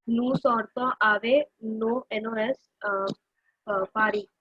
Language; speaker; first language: French; non-native, learner; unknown